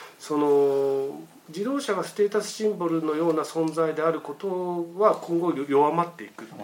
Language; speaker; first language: Japanese; native; Japanese